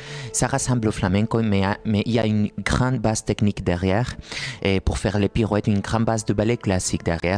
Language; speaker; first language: French; non-native, fluent; Spanish